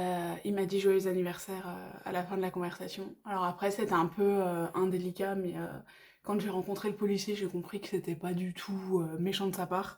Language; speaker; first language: French; native; French